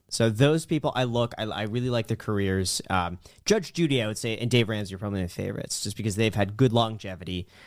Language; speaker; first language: English; native; English